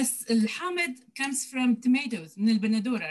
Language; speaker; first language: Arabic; native; Arabic